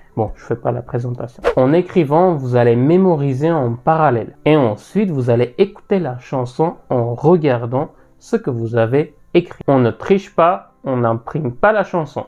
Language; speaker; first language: French; non-native, fluent; Armenian